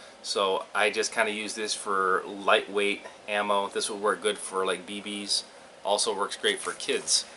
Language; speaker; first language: English; native; English